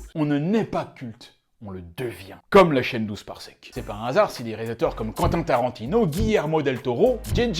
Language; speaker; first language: French; native; French